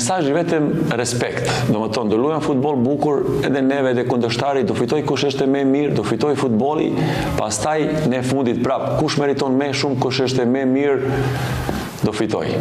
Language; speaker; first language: Albanian; non-native, learner; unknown